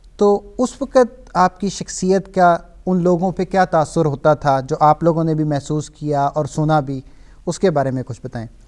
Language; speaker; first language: Urdu; native; Urdu